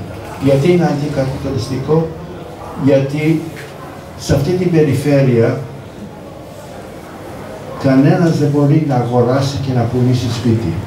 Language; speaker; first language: Greek; early bilingual, heritage; Greek